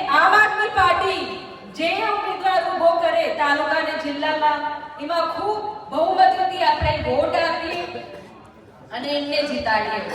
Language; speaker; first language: Gujarati; non-native, local second language; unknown